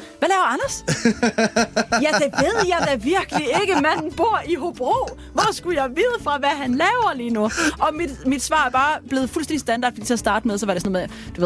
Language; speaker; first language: Danish; native; Danish